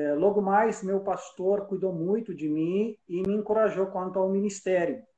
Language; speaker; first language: Portuguese; non-native, fluent; Romanian